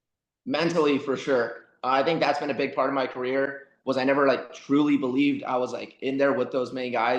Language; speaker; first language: English; native; English